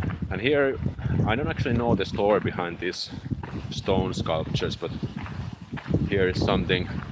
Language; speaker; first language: English; non-native, fluent; Finnish